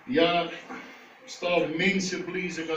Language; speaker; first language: Russian; non-native, learner; Dutch